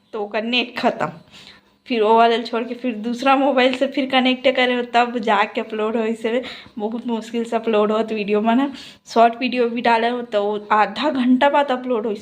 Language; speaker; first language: Hindi; native; Hindi